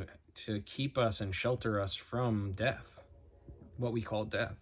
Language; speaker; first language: English; native; English